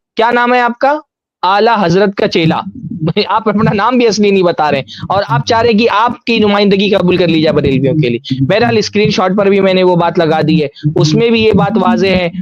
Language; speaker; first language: Urdu; native; Urdu